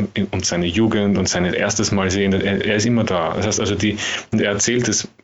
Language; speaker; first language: German; native; German